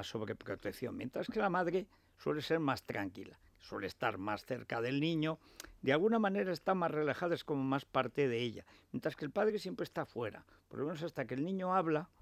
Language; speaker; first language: Spanish; native; Spanish